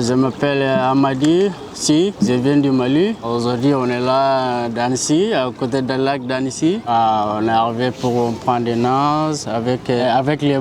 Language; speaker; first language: French; non-native, learner; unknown